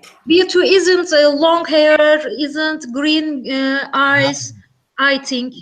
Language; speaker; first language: English; non-native, learner; Turkish